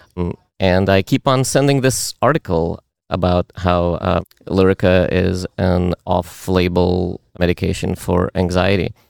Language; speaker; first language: English; early bilingual, other home language; Russian